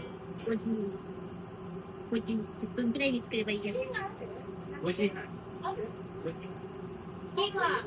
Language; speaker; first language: Japanese; native; Japanese